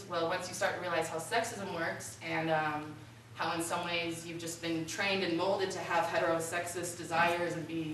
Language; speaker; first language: English; native; English